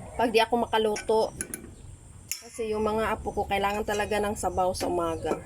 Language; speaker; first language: Filipino; non-native, local second language; Cebuano